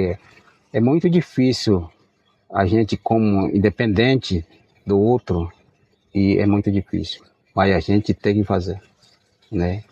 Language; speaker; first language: Portuguese; non-native, local second language; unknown